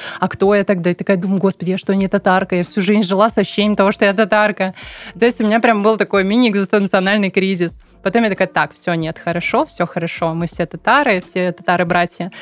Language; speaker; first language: Russian; non-native, local second language; Tatar